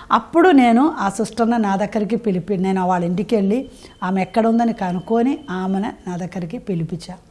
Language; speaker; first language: Telugu; non-native, fluent; Malayalam